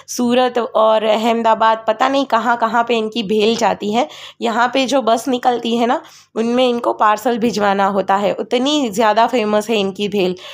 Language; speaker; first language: Hindi; non-native, local second language; Gujarati